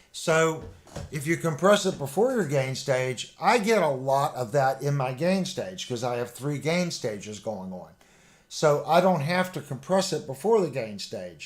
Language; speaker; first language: English; native; English